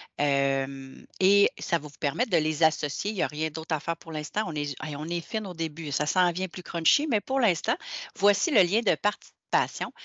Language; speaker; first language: French; native; French